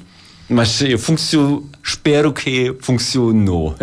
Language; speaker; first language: Portuguese; non-native, learner; German